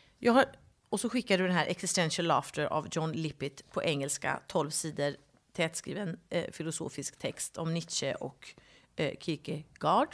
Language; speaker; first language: Swedish; native; Swedish